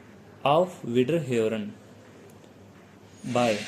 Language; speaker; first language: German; non-native, fluent; Hindi